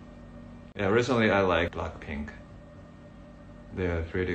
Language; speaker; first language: English; non-native, learner; Japanese